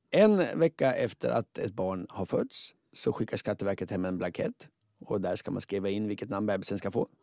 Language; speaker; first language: Swedish; native; Swedish